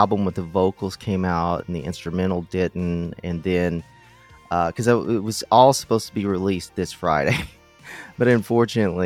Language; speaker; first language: English; native; English